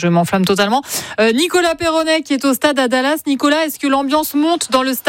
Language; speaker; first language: French; native; French